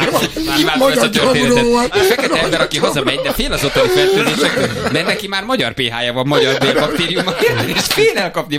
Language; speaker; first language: Hungarian; native; Hungarian